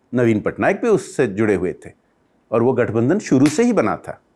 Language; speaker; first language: Hindi; non-native, local second language; Odia